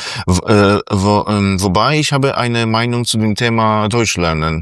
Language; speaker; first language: German; non-native, fluent; Polish